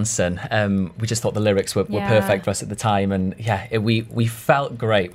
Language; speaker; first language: English; native; English